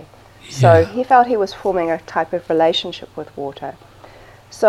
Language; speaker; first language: English; native; English